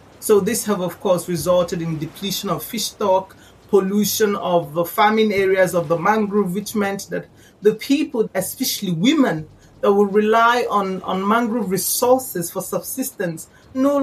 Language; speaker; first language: English; non-native, local second language; Igbo